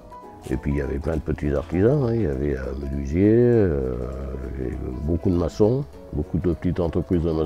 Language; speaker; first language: French; native; French